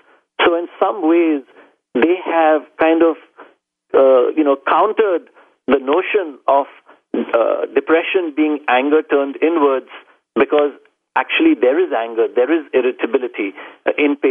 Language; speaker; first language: English; non-native, local second language; Hindi